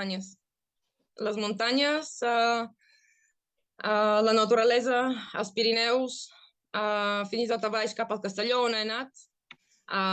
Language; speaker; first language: Catalan; non-native, fluent; Bulgarian